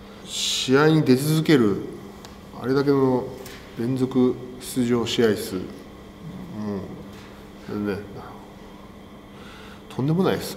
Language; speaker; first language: Japanese; native; Japanese